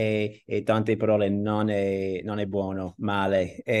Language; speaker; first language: Italian; non-native, learner; English